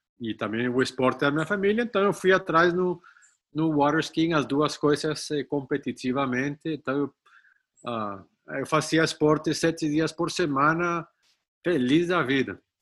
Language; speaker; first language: Portuguese; non-native, fluent; Spanish